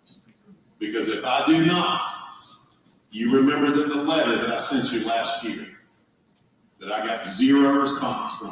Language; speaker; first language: English; native; English